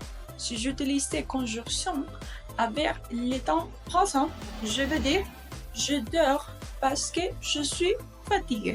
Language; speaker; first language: French; non-native, learner; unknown